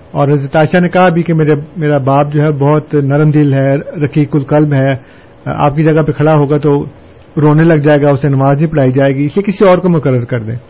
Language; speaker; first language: Urdu; non-native, local second language; Punjabi